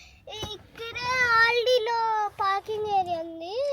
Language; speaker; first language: Telugu; early bilingual, heritage; Telugu